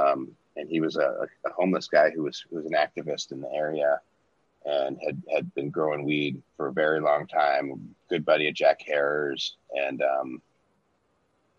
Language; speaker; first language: English; native; English